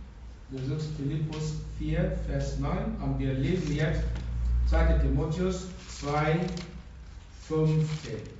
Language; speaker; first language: German; non-native, fluent; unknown